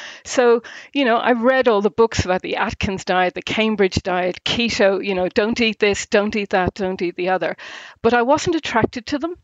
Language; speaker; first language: English; native; English